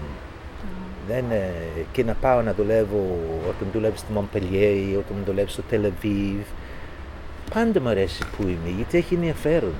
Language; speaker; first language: Greek; non-native, fluent; English